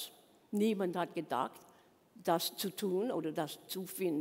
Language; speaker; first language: German; non-native, learner; English